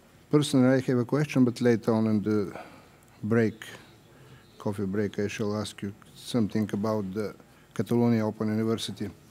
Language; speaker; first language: English; non-native, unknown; Bulgarian